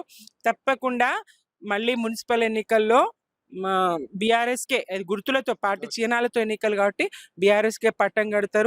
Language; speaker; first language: Telugu; native; Telugu